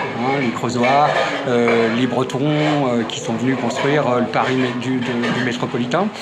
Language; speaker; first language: French; native; French